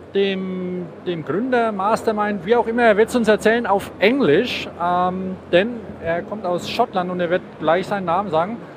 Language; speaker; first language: German; native; German